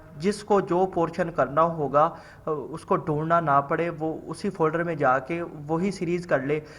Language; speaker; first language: Urdu; non-native, local second language; Punjabi